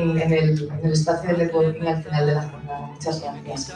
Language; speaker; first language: Spanish; native; Spanish